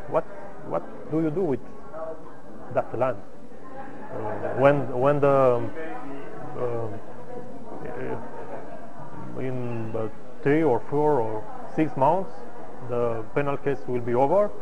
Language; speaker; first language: English; non-native, learner; Romanian